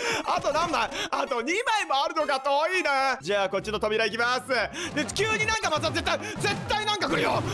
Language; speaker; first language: Japanese; native; Japanese